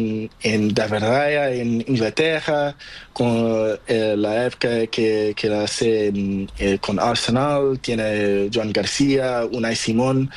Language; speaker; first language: Spanish; non-native, learner; Portuguese